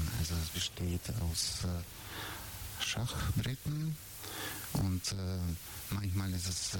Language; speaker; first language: German; non-native, fluent; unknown